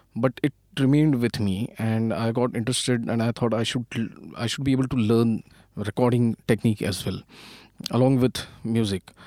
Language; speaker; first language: English; non-native, local second language; Marathi